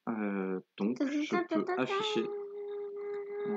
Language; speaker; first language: French; native; French